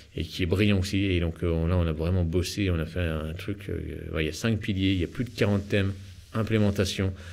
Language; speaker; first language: French; native; French